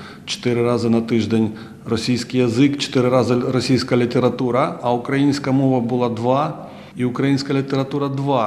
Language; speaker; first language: Ukrainian; non-native, local second language; Russian